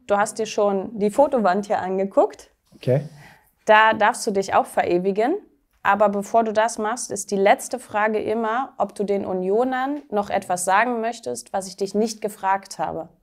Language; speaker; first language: German; native; German